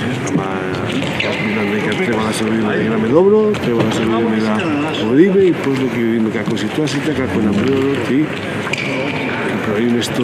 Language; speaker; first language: Macedonian; non-native, learner; Spanish